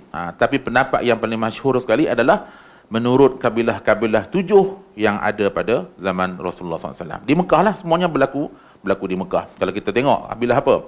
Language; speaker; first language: Malay; native; Malay